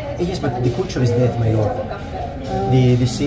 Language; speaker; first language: English; non-native, learner; Italian